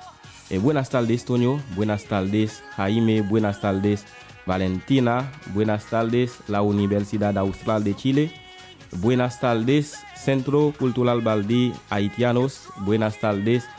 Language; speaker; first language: Spanish; non-native, learner; Haitian Creole